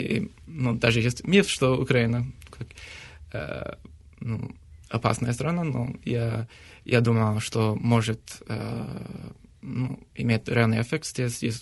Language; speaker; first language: Russian; non-native, fluent; English